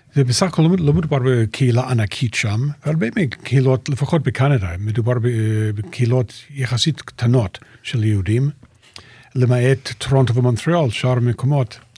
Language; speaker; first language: Hebrew; native; Hebrew